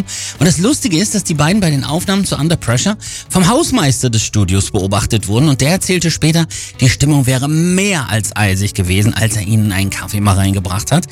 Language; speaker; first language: German; native; German